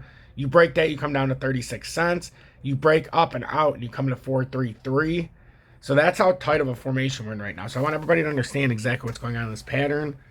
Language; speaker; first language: English; native; English